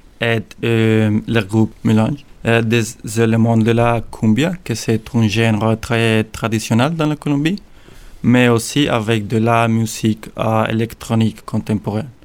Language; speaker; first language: French; non-native, learner; Spanish